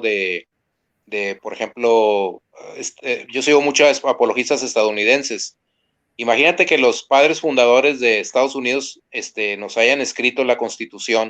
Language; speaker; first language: Spanish; native; Spanish